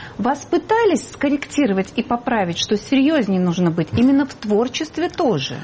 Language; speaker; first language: Russian; native; Russian